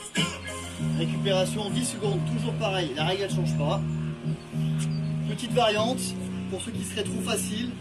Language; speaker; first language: French; native; French